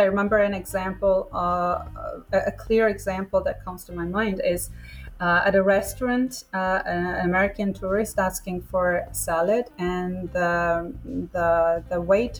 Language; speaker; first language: English; non-native, fluent; Persian